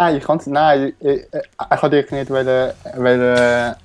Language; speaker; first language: German; native; German